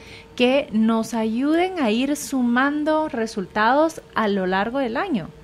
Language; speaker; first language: Spanish; native; Spanish